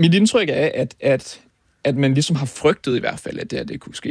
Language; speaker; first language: Danish; native; Danish